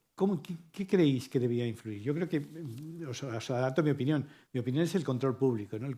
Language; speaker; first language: Spanish; native; Spanish